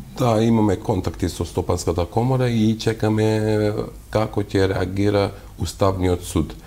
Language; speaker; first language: Macedonian; non-native, local second language; Albanian